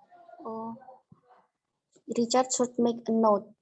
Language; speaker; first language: English; non-native, learner; Indonesian